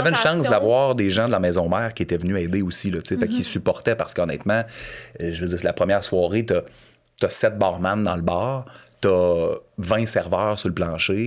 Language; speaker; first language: French; native; French